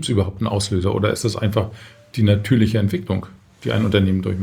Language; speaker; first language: German; native; German